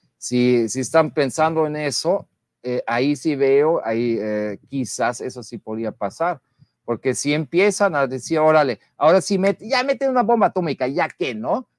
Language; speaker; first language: Spanish; non-native, fluent; German